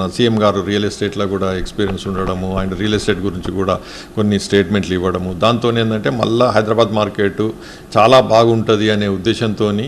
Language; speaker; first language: Telugu; native; Telugu